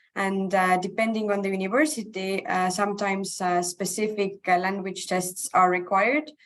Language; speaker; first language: English; non-native, fluent; Estonian